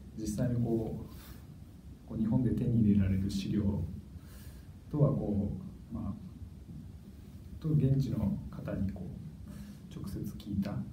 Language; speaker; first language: Japanese; native; Japanese